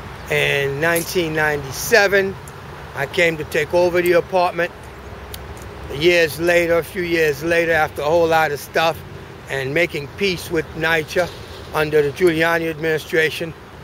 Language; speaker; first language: English; native; English